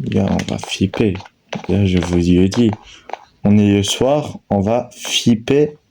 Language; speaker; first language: French; native; French